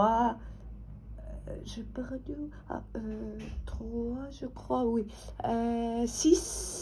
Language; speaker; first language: French; non-native, fluent; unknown